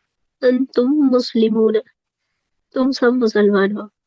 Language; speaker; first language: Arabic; non-native, learner; Urdu